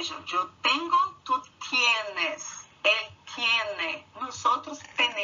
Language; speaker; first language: Spanish; non-native, fluent; Portuguese